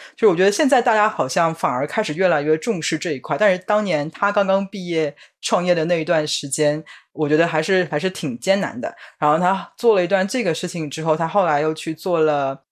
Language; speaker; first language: Chinese; native; Chinese